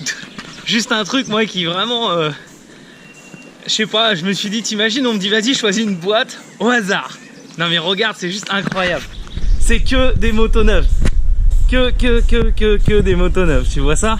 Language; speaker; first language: French; native; French